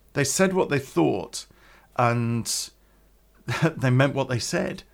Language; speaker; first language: English; native; English